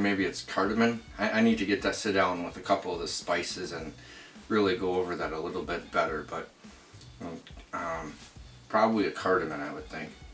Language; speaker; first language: English; native; English